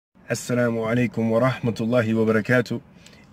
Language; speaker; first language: Arabic; non-native, learner; English